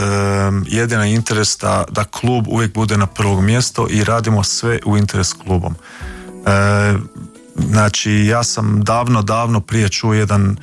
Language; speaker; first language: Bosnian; early bilingual, heritage; Croatian